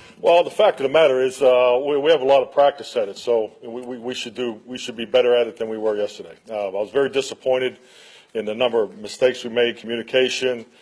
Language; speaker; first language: English; native; English